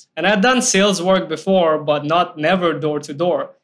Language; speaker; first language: English; non-native, local second language; Hindi